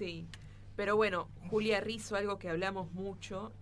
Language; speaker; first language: Spanish; native; Spanish